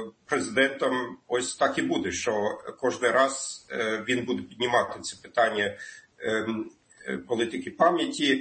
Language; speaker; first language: Ukrainian; non-native, fluent; German